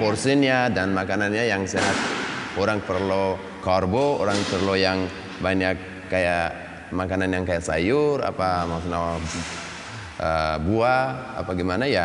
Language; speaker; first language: Indonesian; non-native, learner; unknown